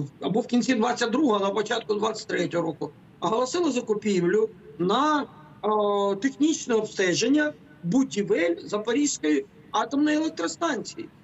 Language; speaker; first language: Ukrainian; native; Ukrainian